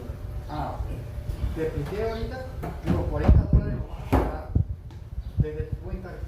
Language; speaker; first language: Spanish; native; Spanish